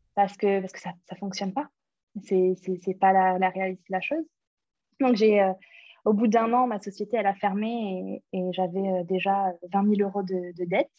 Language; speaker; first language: French; early bilingual, other home language; English